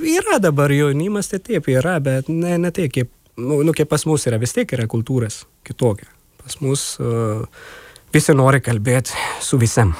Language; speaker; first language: Lithuanian; non-native, fluent; Urdu